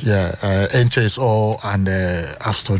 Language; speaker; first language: Dutch; non-native, learner; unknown